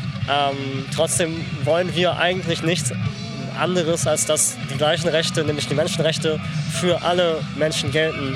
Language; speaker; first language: German; native; German